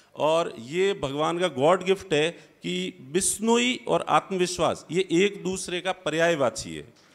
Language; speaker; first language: Hindi; native; Hindi